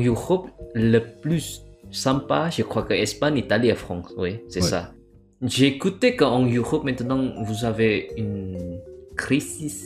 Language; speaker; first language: French; non-native, learner; Indonesian